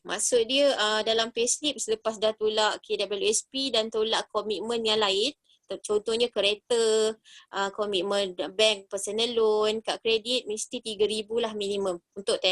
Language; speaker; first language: Malay; native; Malay